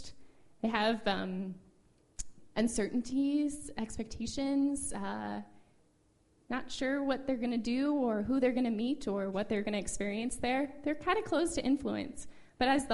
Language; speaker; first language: English; native; English